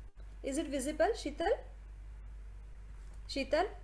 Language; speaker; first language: English; non-native, local second language; Marathi